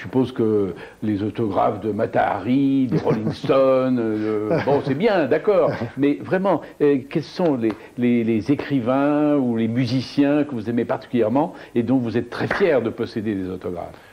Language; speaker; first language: French; native; French